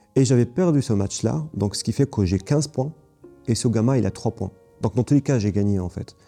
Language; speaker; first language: French; non-native, fluent; Arabic